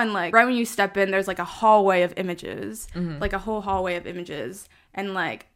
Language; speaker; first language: English; early bilingual, other home language; Spanish